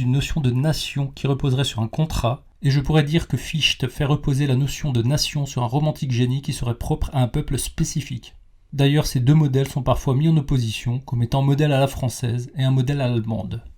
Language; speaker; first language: French; native; French